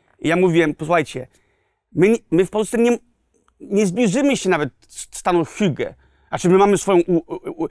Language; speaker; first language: Polish; early bilingual, heritage; Polish